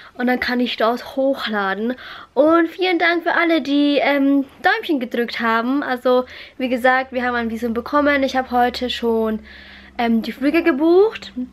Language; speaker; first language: German; early bilingual, other home language; Vietnamese